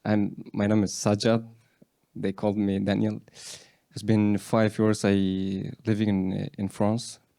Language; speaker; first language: English; non-native, learner; Persian